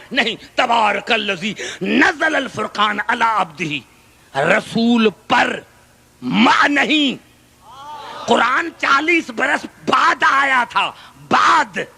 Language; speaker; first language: Urdu; non-native, local second language; Punjabi